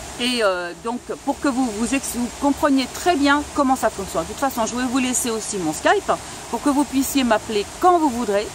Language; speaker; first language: French; non-native, local second language; Spanish